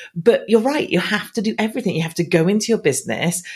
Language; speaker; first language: English; native; English